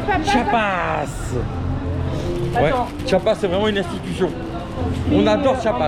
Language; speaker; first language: French; native; French